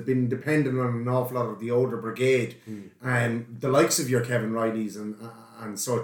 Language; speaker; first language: English; native; English